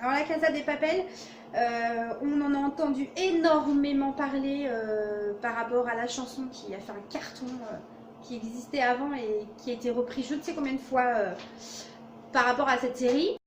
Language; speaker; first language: French; native; French